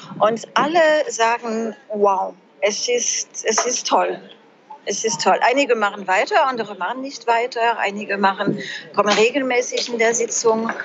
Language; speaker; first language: German; non-native, fluent; French